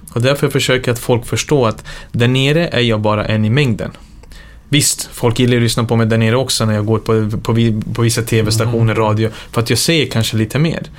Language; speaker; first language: Swedish; early bilingual, other home language; Serbian